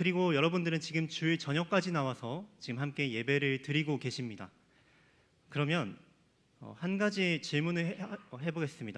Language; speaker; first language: Korean; native; Korean